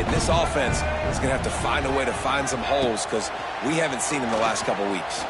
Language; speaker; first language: English; native; English